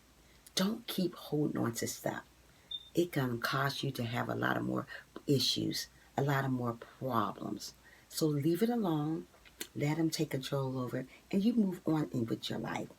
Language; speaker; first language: English; native; English